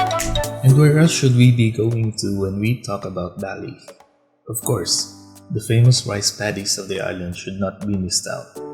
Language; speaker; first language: English; non-native, local second language; Filipino